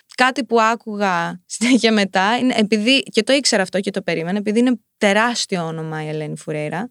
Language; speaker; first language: Greek; early bilingual, heritage; Greek